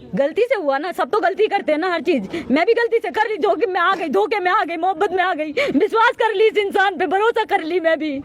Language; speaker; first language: Hindi; native; Hindi